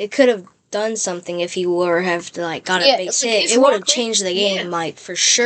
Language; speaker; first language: English; native; English